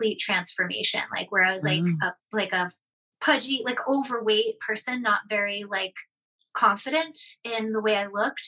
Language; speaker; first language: English; native; English